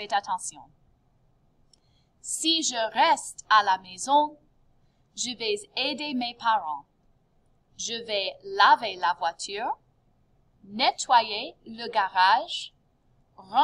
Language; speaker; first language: French; non-native, fluent; English